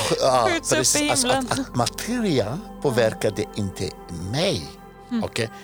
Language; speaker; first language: Swedish; non-native, fluent; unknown